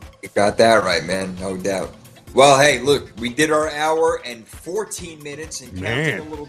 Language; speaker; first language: English; native; English